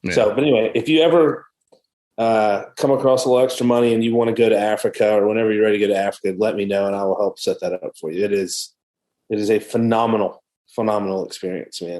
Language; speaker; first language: English; native; English